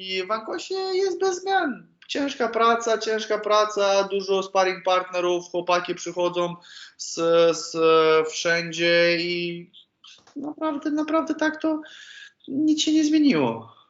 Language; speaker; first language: Polish; non-native, learner; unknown